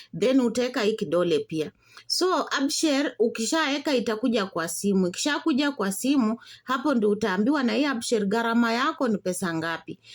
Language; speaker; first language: Swahili; non-native, local second language; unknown